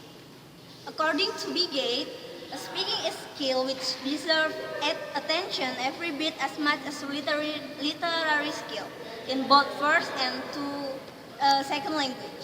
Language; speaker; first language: English; non-native, learner; Indonesian